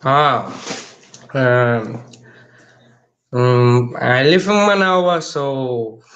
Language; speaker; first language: English; non-native, learner; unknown